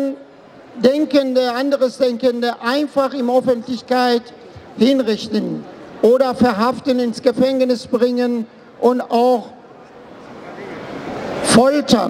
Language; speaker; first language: German; non-native, fluent; Persian